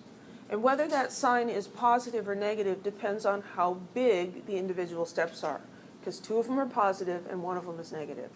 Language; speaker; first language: English; native; English